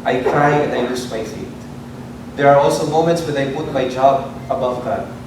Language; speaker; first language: English; non-native, local second language; Filipino